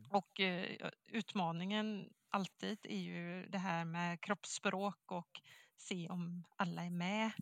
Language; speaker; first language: Swedish; native; Swedish